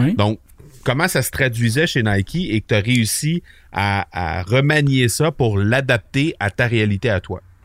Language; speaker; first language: French; native; French